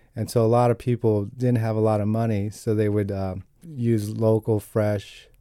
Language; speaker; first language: English; non-native, fluent; Italian